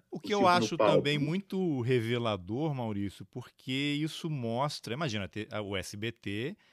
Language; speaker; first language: Portuguese; native; Portuguese